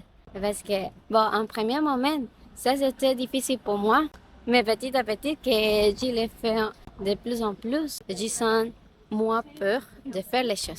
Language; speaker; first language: French; non-native, learner; Spanish